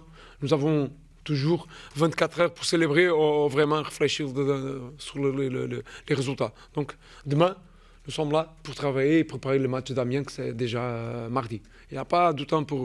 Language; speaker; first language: French; non-native, fluent; Portuguese